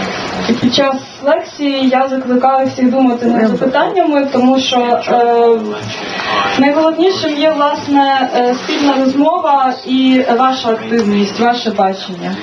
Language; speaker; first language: Ukrainian; native; Ukrainian